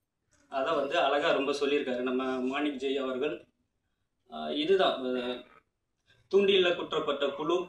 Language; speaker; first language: Tamil; native; Tamil